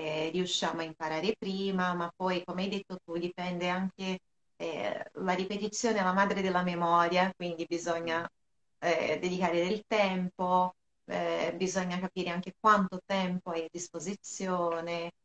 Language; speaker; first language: Italian; non-native, fluent; Portuguese